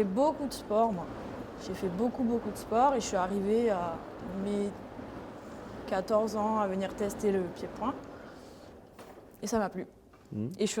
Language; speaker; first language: French; native; French